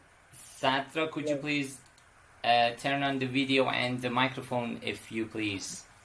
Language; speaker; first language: English; non-native, fluent; Persian